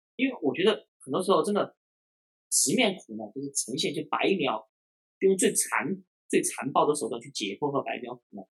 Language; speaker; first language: Chinese; non-native, local second language; Cantonese